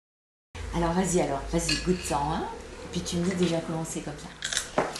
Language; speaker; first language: French; native; French